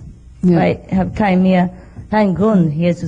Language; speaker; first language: German; non-native, fluent; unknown